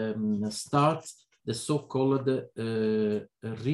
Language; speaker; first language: English; non-native, learner; Italian